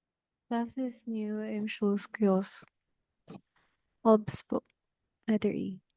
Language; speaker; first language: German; non-native, learner; Filipino